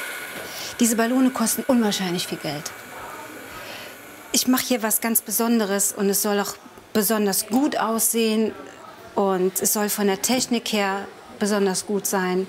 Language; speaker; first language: German; native; German